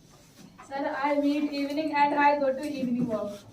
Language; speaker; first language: English; non-native, learner; Hindi